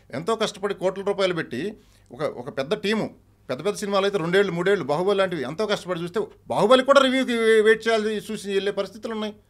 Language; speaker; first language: Telugu; native; Telugu